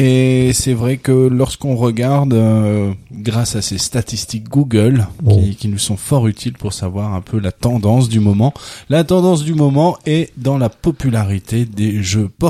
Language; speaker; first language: French; native; French